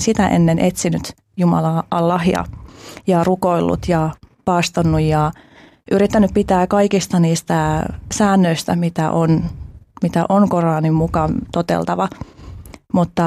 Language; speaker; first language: Finnish; early bilingual, other home language; Albanian